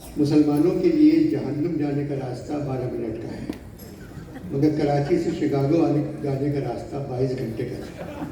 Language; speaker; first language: Urdu; native; Urdu